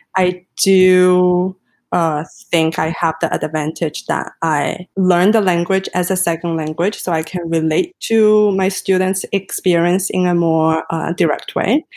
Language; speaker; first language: English; non-native, fluent; Chinese